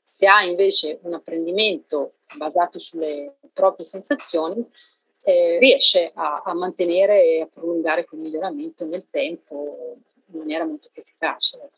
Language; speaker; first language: Italian; native; Italian